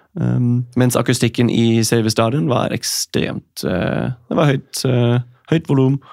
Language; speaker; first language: Norwegian; non-native, fluent; German